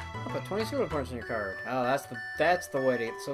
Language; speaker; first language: English; native; English